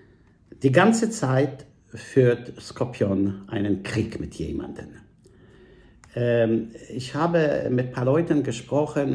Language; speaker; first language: German; non-native, fluent; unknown